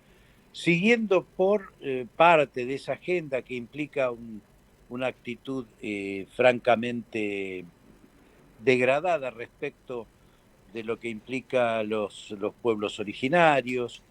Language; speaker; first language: Spanish; native; Spanish